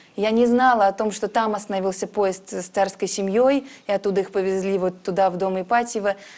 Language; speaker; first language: Russian; early bilingual, heritage; Russian